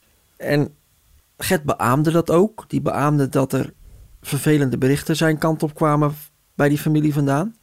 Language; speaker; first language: Dutch; native; Dutch